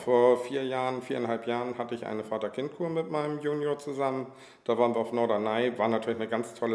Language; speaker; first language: German; native; German